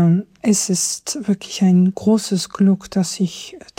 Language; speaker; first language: German; non-native, fluent; Georgian